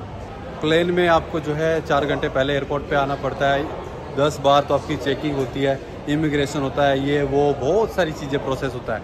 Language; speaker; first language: Hindi; native; Hindi